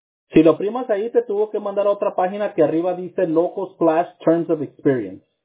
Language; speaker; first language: Spanish; early bilingual, heritage; Spanish